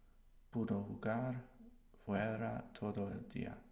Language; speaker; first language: Spanish; non-native, learner; English